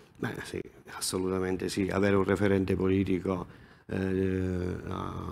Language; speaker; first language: Italian; native; Italian